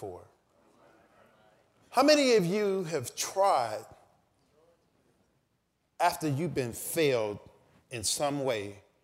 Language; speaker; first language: English; native; English